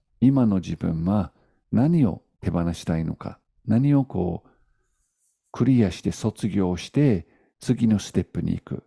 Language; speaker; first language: Japanese; native; Japanese